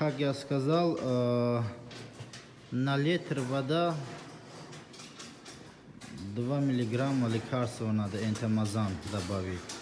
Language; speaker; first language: Russian; non-native, learner; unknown